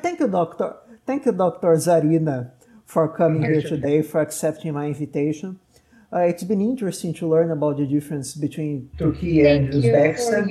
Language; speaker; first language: English; non-native, fluent; Portuguese